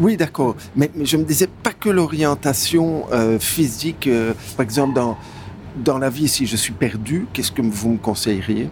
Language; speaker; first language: French; native; French